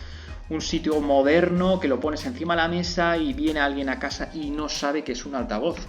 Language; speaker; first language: Spanish; native; Spanish